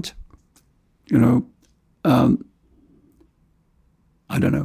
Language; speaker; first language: English; non-native, local second language; Urdu